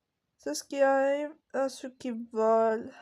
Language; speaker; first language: French; native; French